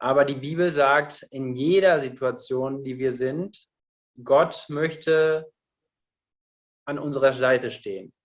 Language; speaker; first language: German; non-native, fluent; Indonesian